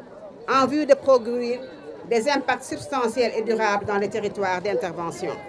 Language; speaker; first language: French; non-native, local second language; Wolof